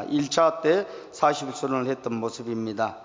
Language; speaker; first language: Korean; native; Korean